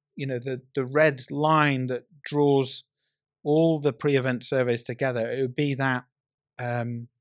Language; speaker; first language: English; native; English